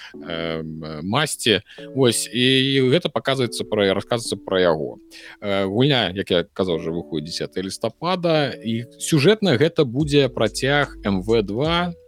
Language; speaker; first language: Belarusian; non-native, local second language; Russian